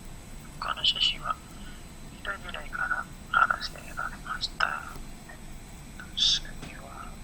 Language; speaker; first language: Japanese; non-native, learner; Indonesian